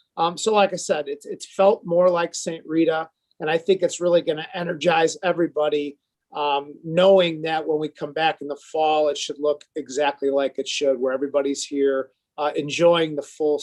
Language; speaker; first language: English; native; English